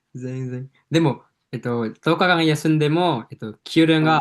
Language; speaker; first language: Japanese; non-native, fluent; Indonesian